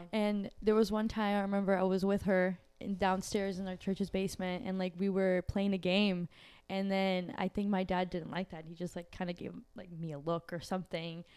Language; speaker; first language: English; early bilingual, other home language; Portuguese